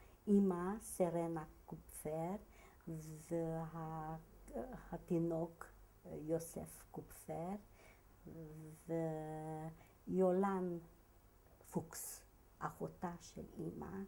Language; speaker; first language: Hebrew; non-native, fluent; Hungarian